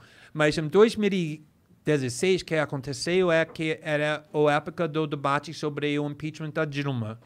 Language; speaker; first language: Portuguese; non-native, fluent; English